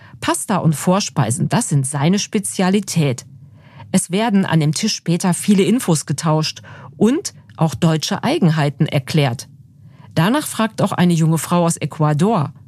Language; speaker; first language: German; native; German